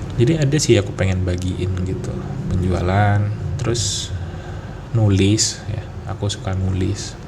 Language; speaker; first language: Indonesian; non-native, local second language; Malay